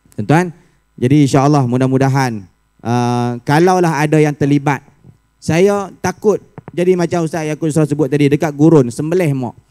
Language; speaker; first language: Malay; native; Malay